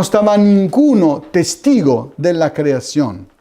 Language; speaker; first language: Spanish; non-native, fluent; Italian